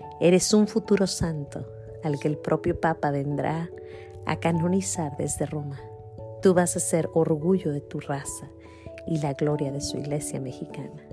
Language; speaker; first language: Spanish; native; Spanish